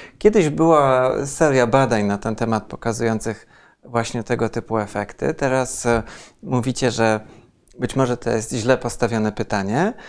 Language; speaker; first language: Polish; native; Polish